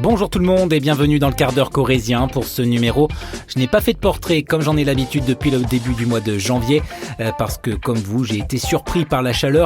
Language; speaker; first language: French; native; French